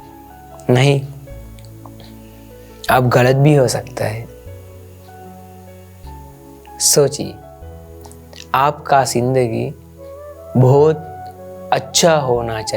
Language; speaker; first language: Hindi; non-native, local second language; Sinhala